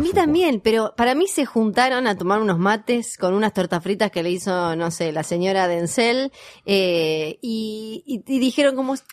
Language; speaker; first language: Spanish; native; Spanish